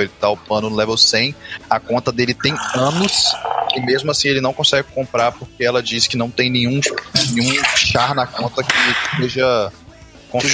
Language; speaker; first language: Portuguese; native; Portuguese